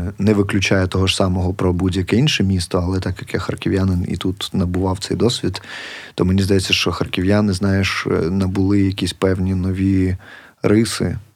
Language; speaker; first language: Ukrainian; native; Ukrainian